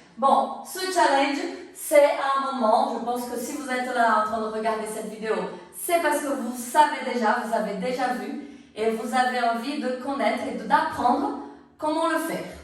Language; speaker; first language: French; non-native, fluent; Portuguese